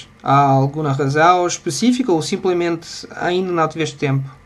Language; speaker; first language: Portuguese; non-native, fluent; Italian